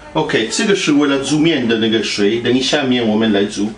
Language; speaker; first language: Chinese; non-native, fluent; Italian